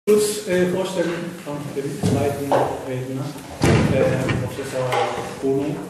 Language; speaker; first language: German; non-native, fluent; Japanese